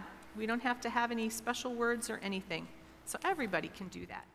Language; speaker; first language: English; native; English